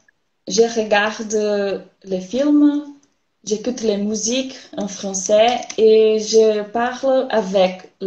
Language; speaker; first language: French; non-native, learner; Portuguese